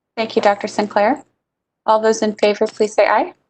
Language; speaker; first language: English; native; English